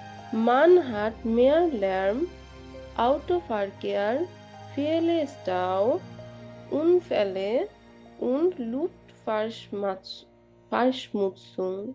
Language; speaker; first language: German; non-native, learner; Bangla